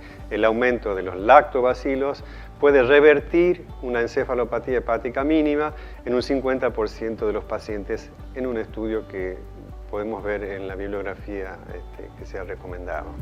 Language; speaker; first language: Spanish; native; Spanish